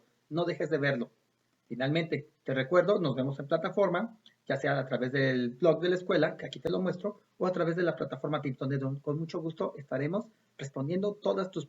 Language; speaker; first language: Spanish; native; Spanish